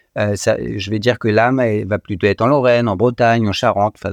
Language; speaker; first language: French; native; French